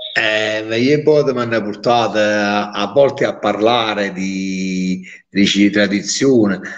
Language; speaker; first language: Italian; native; Italian